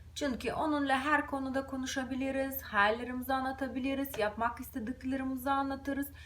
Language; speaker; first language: Turkish; non-native, fluent; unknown